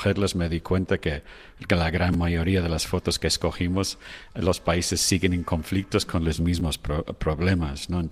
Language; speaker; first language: Spanish; non-native, fluent; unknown